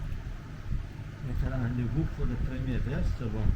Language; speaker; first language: French; non-native, local second language; Arabic